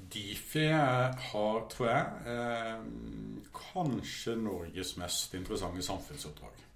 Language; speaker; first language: Norwegian; native; Norwegian